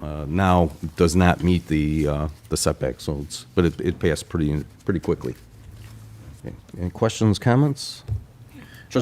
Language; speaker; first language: English; native; English